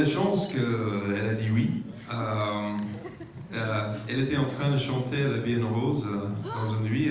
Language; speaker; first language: French; non-native, learner; English